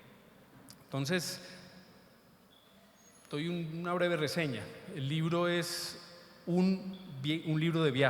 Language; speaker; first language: Spanish; native; Spanish